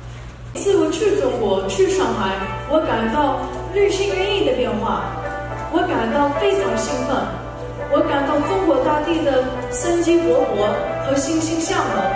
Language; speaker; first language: Chinese; early bilingual, heritage; Chinese